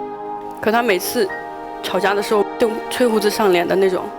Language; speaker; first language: Chinese; native; Chinese